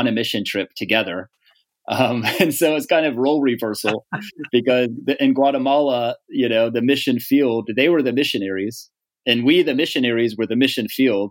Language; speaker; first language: English; native; English